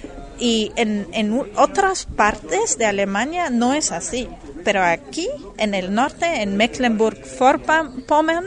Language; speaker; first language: Spanish; non-native, fluent; German